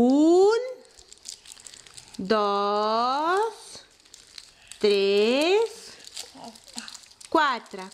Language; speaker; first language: Spanish; non-native, local second language; Catalan